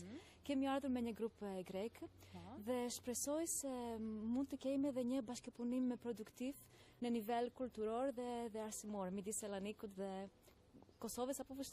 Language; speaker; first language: Albanian; non-native, learner; Greek